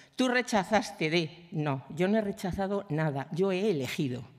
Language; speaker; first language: Spanish; native; Spanish